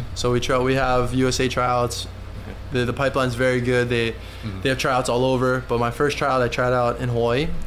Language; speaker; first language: English; native; English